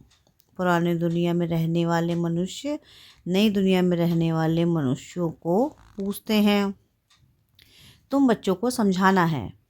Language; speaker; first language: Hindi; native; Hindi